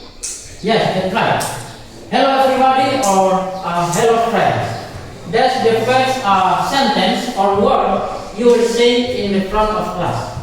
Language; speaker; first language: English; non-native, learner; Indonesian